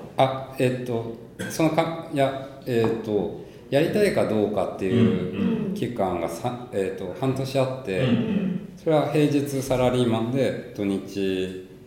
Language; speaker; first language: Japanese; early bilingual, heritage; Japanese